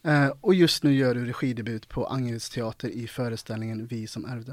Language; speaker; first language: Swedish; native; Swedish